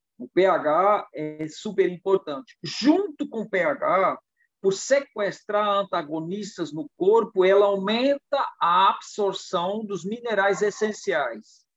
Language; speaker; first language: Portuguese; non-native, fluent; German